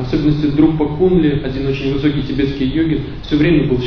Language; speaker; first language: Russian; native; Russian